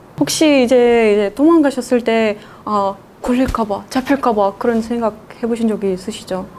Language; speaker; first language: Korean; non-native, fluent; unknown